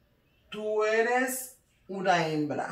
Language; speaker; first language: Spanish; non-native, learner; Haitian Creole